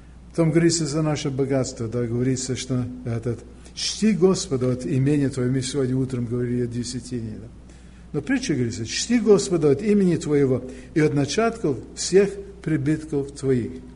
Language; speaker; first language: Russian; non-native, fluent; English